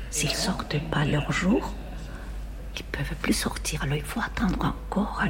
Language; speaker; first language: French; non-native, fluent; Spanish